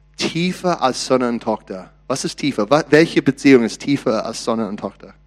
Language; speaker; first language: German; non-native, learner; English